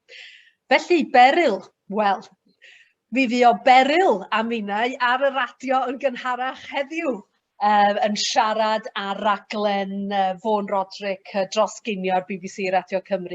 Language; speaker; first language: Welsh; native; Welsh